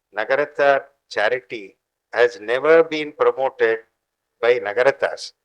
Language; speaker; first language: English; non-native, local second language; Tamil